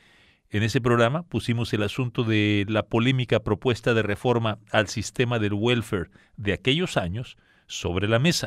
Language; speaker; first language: Spanish; native; Spanish